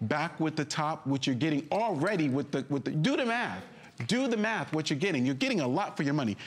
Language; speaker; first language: English; native; English